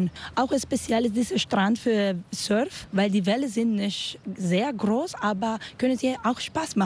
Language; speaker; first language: German; non-native, learner; Spanish